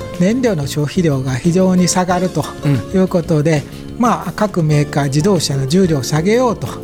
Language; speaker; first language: Japanese; native; Japanese